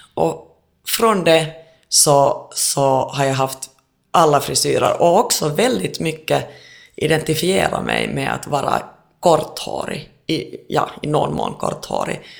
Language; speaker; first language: Swedish; native; Swedish